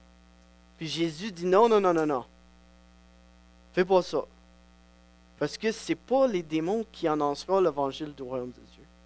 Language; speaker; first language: French; non-native, local second language; English